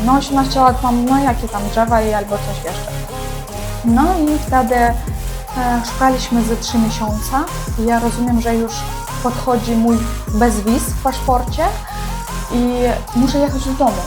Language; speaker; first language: Polish; non-native, learner; Ukrainian